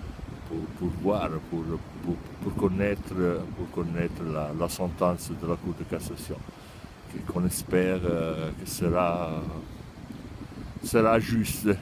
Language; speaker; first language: French; non-native, fluent; Italian